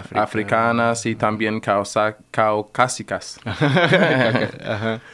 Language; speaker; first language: Spanish; non-native, fluent; English